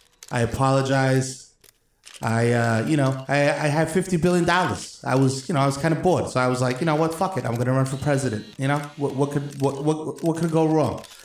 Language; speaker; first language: English; native; English